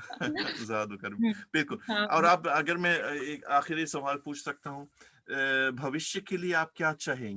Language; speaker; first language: Hindi; non-native, fluent; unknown